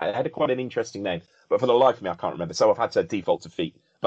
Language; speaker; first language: English; native; English